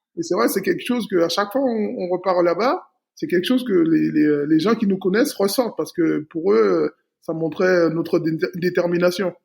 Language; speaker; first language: French; native; French